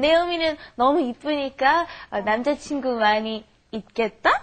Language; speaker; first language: Korean; non-native, learner; English